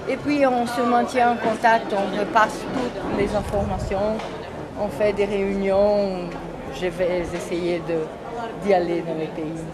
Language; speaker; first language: French; non-native, fluent; Portuguese